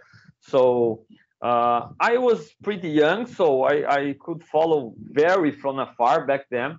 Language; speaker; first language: English; non-native, fluent; Portuguese